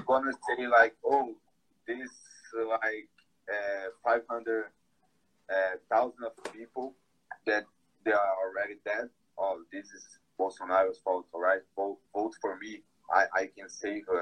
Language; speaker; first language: English; non-native, fluent; Portuguese